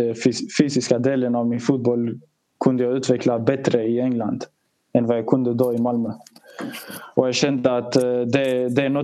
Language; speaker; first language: Swedish; early bilingual, other home language; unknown